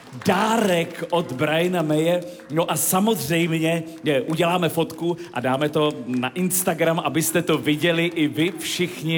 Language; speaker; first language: Czech; native; Czech